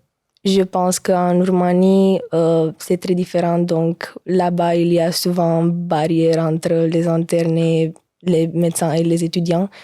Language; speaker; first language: French; non-native, learner; Romanian